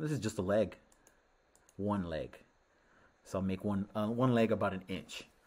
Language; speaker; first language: English; early bilingual, other home language; Spanish